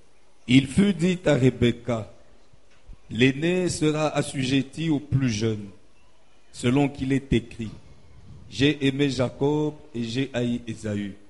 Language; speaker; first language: French; non-native, local second language; Lingala